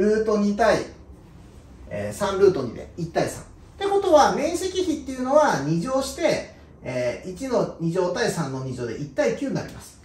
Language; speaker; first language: Japanese; native; Japanese